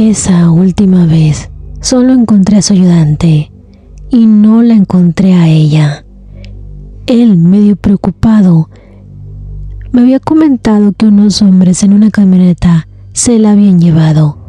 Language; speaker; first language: Spanish; native; Spanish